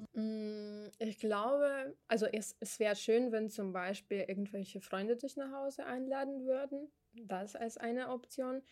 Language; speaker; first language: German; non-native, fluent; Ukrainian